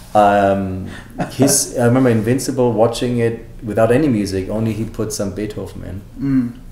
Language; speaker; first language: English; non-native, fluent; German